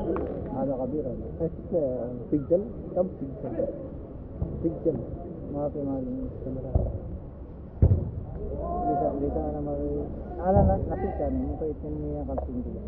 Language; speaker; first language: Arabic; non-native, learner; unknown